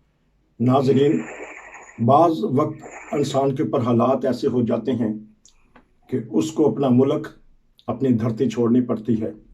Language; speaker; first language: Hindi; non-native, local second language; Punjabi